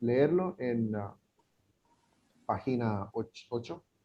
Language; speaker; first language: Spanish; non-native, learner; English